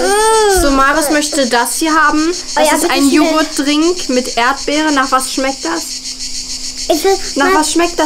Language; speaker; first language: German; native; German